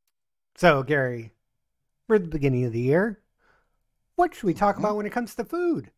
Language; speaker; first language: English; native; English